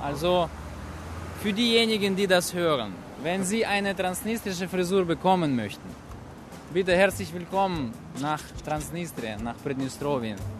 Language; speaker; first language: German; non-native, fluent; Russian